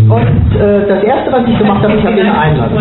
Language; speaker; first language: German; native; German